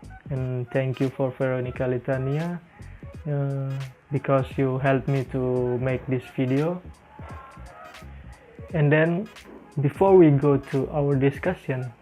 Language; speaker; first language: English; non-native, learner; Indonesian